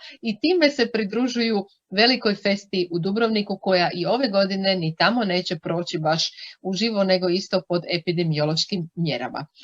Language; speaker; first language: Croatian; native; Croatian